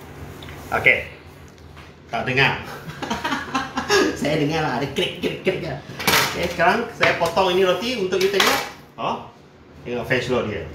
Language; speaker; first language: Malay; non-native, local second language; Chinese